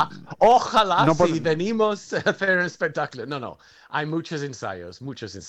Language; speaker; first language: Spanish; non-native, fluent; English